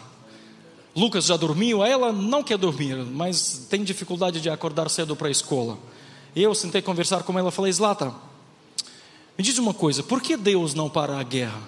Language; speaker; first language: Portuguese; non-native, fluent; Ukrainian